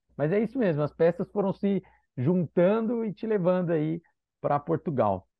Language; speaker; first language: Portuguese; native; Portuguese